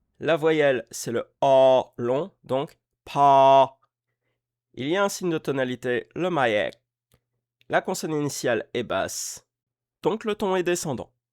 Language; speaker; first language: French; native; French